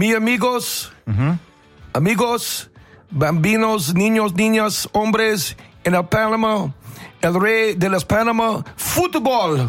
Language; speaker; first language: Spanish; non-native, learner; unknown